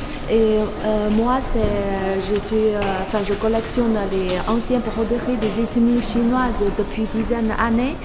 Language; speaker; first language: French; non-native, learner; Chinese